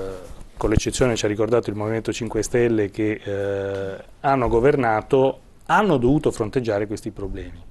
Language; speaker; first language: Italian; native; Italian